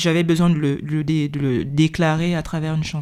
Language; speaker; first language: French; native; French